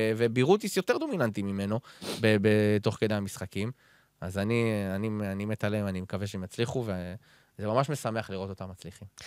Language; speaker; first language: Hebrew; native; Hebrew